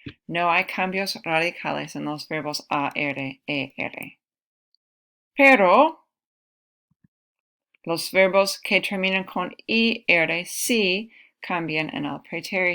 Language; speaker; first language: Spanish; non-native, fluent; English